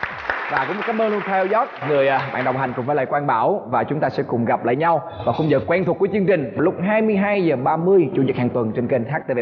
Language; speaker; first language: Vietnamese; native; Vietnamese